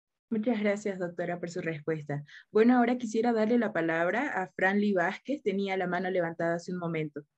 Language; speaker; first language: Spanish; native; Spanish